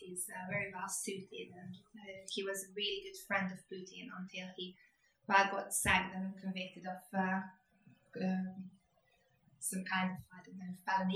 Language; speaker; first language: English; non-native, fluent; Hungarian